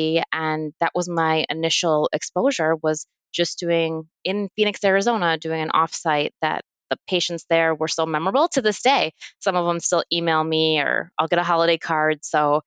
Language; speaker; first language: English; native; English